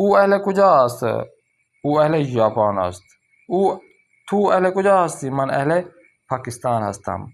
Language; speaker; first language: Persian; non-native, fluent; Urdu